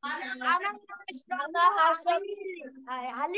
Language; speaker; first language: Arabic; non-native, learner; Bangla